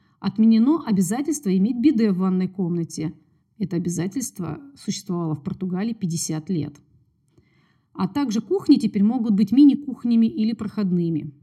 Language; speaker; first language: Russian; native; Russian